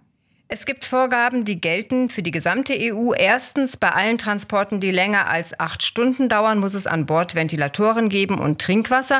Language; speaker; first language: German; native; German